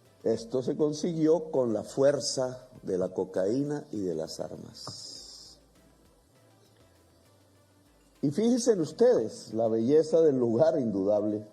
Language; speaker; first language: Spanish; native; Spanish